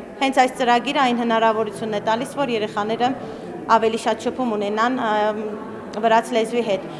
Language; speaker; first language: Armenian; native; Armenian